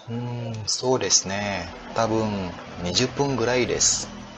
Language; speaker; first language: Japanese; non-native, fluent; Indonesian